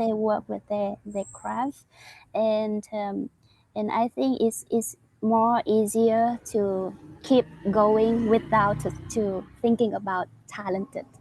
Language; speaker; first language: English; non-native, learner; Vietnamese